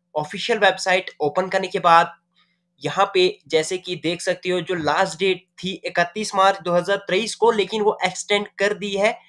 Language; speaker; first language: Hindi; native; Hindi